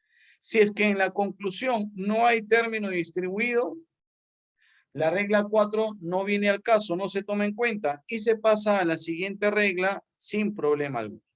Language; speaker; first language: Spanish; native; Spanish